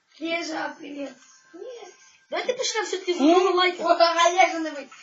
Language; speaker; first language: Ukrainian; native; Ukrainian